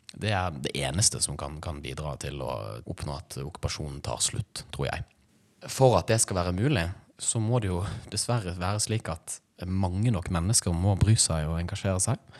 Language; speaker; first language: Norwegian; native; Norwegian